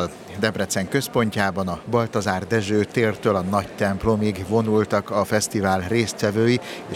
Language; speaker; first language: Hungarian; native; Hungarian